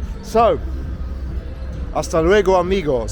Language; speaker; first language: Spanish; non-native, learner; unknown